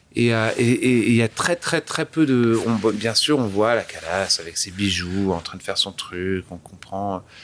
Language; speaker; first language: French; early bilingual, other home language; English